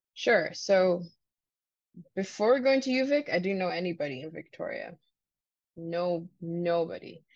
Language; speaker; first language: English; non-native, local second language; Ganda